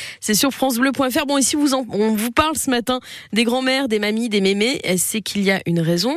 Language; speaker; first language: French; native; French